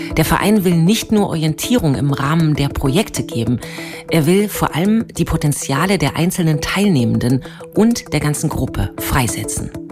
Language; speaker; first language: German; native; German